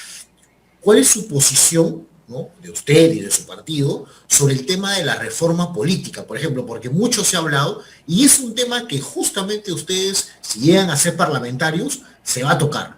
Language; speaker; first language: Spanish; native; Spanish